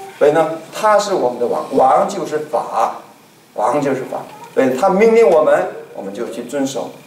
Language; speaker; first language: Chinese; non-native, fluent; Korean